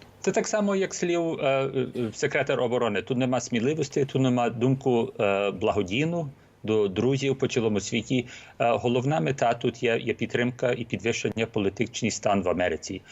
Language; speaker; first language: Ukrainian; early bilingual, heritage; Ukrainian